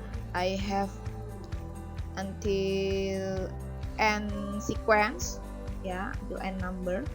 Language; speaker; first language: English; non-native, learner; Indonesian